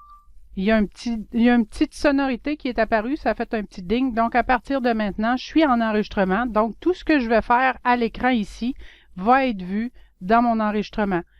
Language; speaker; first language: French; native; French